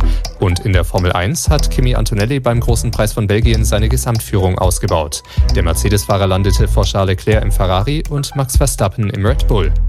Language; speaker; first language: German; native; German